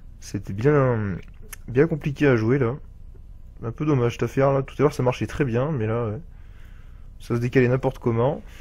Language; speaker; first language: French; native; French